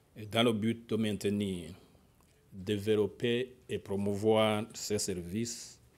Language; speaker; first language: French; non-native, local second language; Rundi